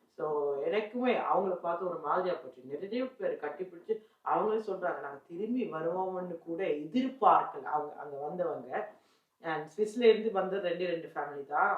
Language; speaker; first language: Tamil; early bilingual, heritage; Tamil